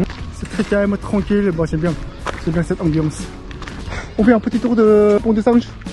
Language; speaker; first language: French; non-native, learner; Korean